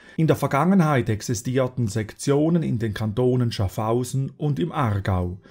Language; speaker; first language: German; native; German